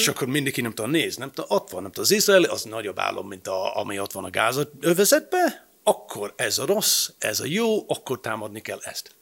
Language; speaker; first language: Hungarian; non-native, fluent; English